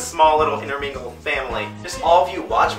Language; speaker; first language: English; native; English